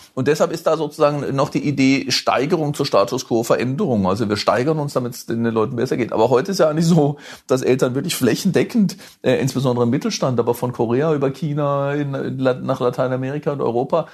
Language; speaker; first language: German; native; German